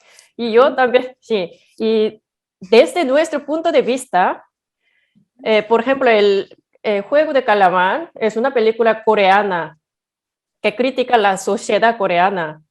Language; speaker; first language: Spanish; non-native, fluent; Korean